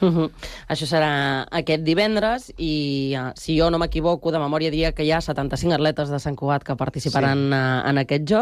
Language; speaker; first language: Catalan; native; Catalan